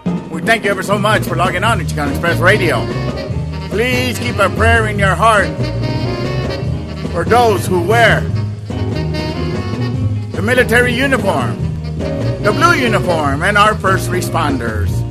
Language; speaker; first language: English; early bilingual, other home language; Spanish